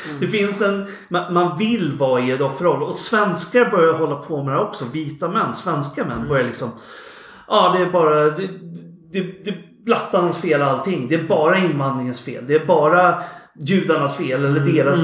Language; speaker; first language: Swedish; native; Swedish